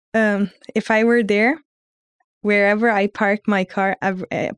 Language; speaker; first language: English; early bilingual, heritage; Armenian